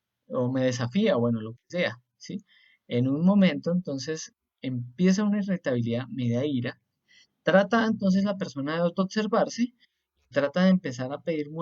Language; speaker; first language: Spanish; native; Spanish